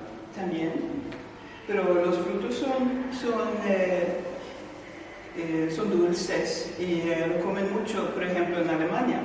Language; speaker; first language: Spanish; non-native, fluent; Swedish